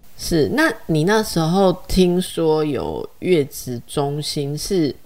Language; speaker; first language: Chinese; native; Chinese